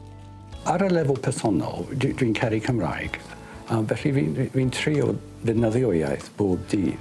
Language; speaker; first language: Welsh; non-native, fluent; English